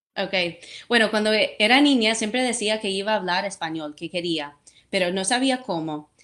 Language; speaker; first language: Spanish; non-native, fluent; English